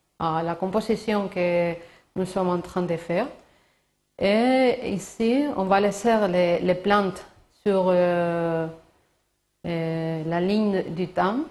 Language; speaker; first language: French; non-native, learner; Spanish